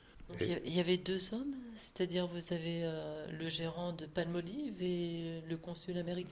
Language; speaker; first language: French; native; French